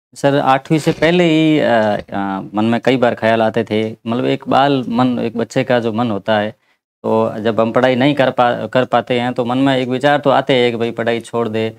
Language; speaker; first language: Hindi; native; Hindi